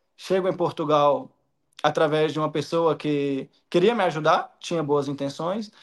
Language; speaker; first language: Portuguese; native; Portuguese